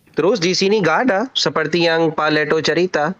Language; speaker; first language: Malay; non-native, learner; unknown